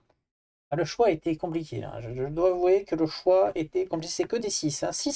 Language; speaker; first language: French; native; French